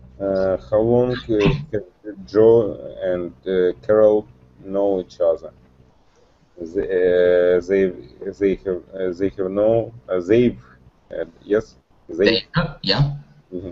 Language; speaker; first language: English; non-native, learner; Russian